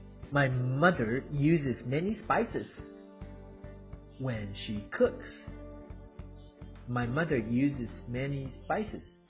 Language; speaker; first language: English; non-native, fluent; Chinese